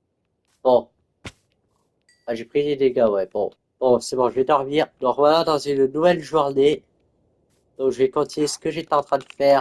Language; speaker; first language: French; native; French